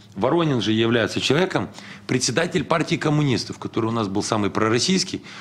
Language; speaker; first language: Russian; non-native, local second language; Romanian